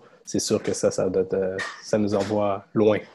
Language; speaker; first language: French; native; French